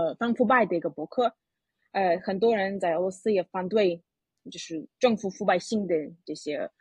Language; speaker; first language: Chinese; non-native, fluent; Russian